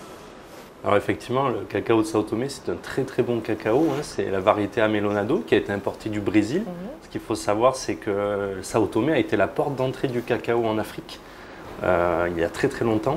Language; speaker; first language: French; native; French